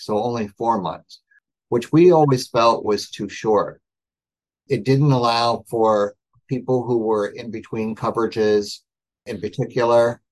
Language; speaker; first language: English; native; English